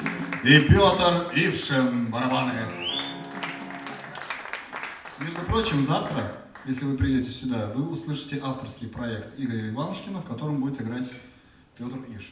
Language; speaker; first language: Russian; native; Russian